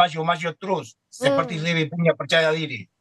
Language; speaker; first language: Indonesian; non-native, fluent; Spanish